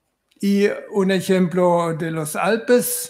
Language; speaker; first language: Spanish; non-native, fluent; German